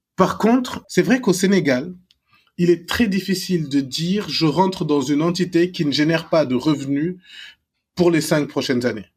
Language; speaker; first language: French; non-native, local second language; Wolof